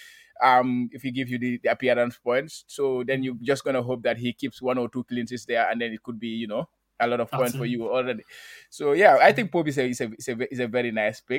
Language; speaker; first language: English; non-native, local second language; Wolof